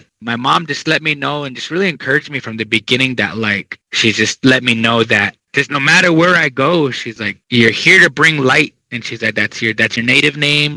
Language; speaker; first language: English; native; English